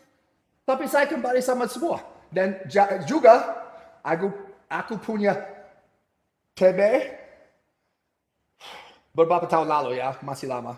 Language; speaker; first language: Indonesian; non-native, fluent; English